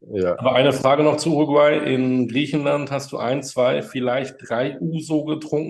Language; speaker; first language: German; native; German